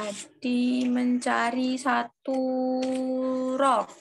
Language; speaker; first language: Indonesian; non-native, learner; Korean